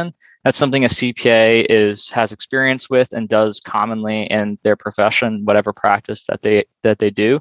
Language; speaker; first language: English; native; English